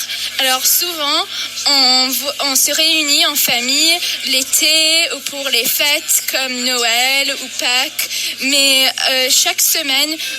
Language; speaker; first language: French; non-native, fluent; English